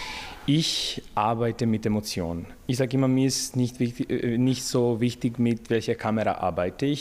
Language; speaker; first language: German; non-native, fluent; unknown